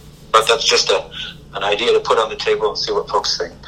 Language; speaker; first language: English; native; English